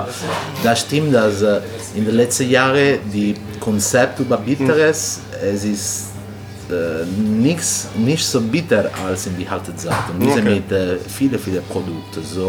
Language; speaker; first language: German; non-native, learner; Italian